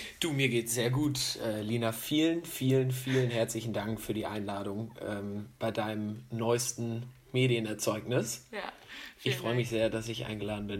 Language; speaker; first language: German; native; German